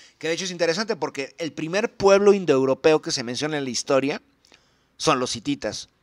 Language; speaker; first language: Spanish; native; Spanish